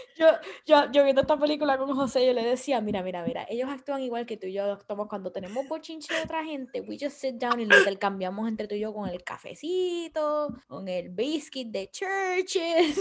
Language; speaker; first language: Spanish; early bilingual, heritage; Spanish